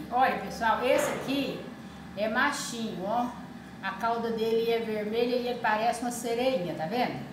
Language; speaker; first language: Portuguese; native; Portuguese